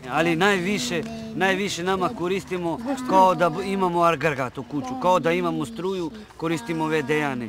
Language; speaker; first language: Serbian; non-native, local second language; Romany